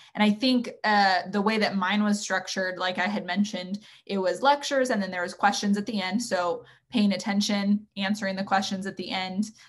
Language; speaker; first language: English; native; English